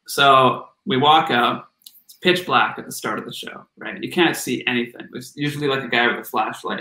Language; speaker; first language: English; native; English